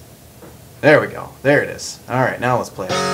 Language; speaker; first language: English; native; English